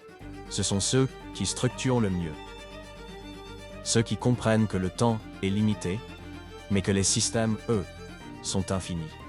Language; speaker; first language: French; native; French